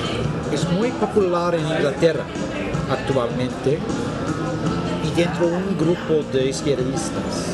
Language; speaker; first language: Spanish; non-native, fluent; English